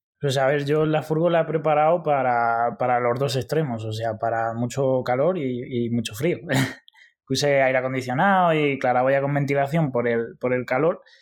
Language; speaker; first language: Spanish; native; Spanish